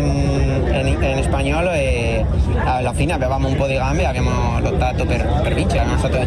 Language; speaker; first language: Italian; non-native, fluent; Spanish